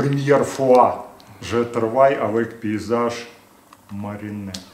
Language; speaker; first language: French; non-native, learner; Belarusian